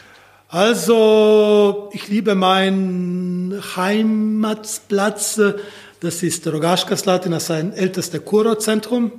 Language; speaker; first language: German; non-native, fluent; Slovenian